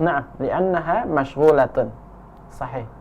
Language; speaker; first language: Arabic; non-native, fluent; Indonesian